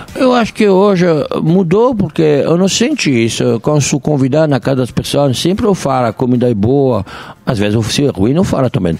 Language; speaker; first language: Portuguese; non-native, fluent; French